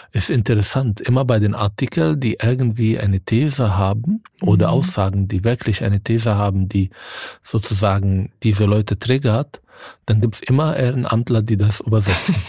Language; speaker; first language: German; non-native, fluent; Arabic